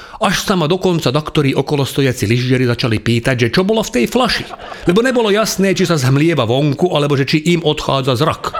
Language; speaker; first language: Slovak; non-native, local second language; Hungarian